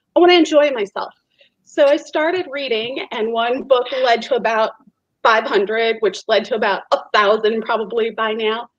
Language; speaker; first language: English; native; English